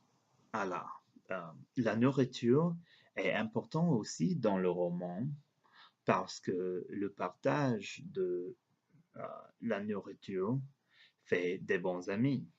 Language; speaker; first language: French; non-native, learner; English